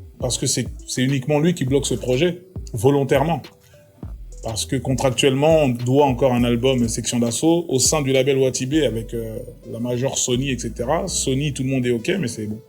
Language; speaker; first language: French; early bilingual, other home language; Lingala